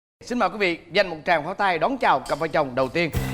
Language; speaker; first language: Vietnamese; native; Vietnamese